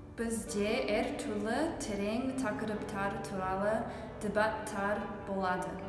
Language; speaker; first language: Kazakh; non-native, learner; English